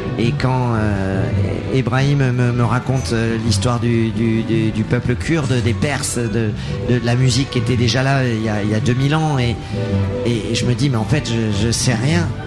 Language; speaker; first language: French; native; French